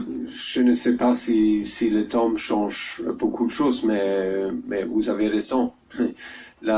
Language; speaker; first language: French; non-native, learner; German